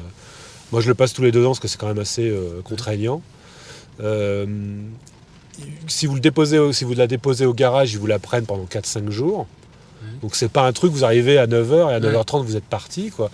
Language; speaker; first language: French; native; French